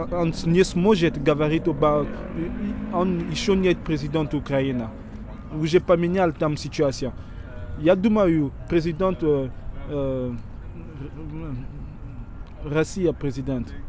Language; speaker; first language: Russian; non-native, learner; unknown